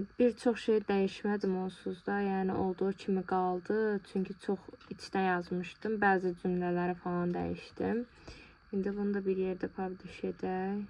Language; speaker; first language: Azerbaijani; non-native, local second language; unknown